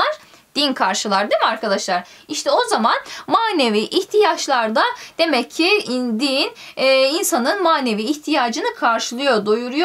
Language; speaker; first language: Turkish; native; Turkish